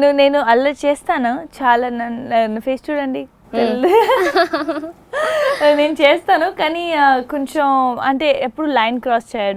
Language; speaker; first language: Telugu; non-native, local second language; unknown